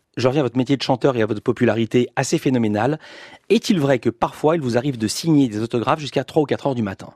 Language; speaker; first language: French; native; French